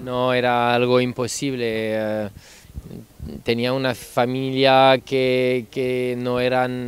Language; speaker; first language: Spanish; non-native, fluent; French